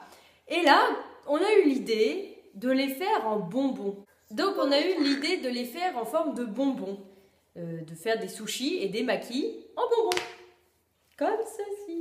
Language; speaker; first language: French; native; French